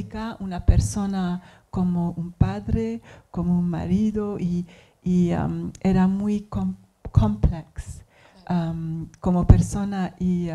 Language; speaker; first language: Spanish; non-native, learner; English